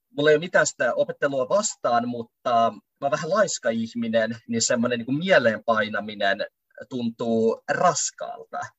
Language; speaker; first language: Finnish; early bilingual, other home language; Russian